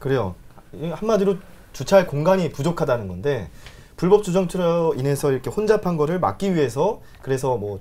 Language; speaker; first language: Korean; native; Korean